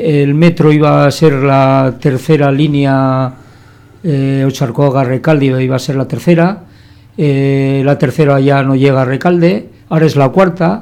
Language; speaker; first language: Spanish; native; Spanish